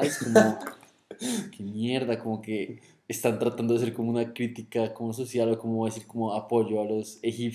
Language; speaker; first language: Spanish; native; Spanish